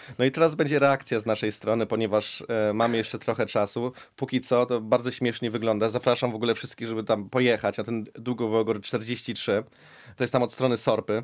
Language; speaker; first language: Polish; early bilingual, heritage; Polish